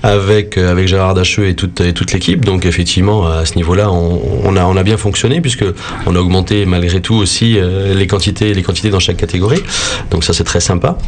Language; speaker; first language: French; native; French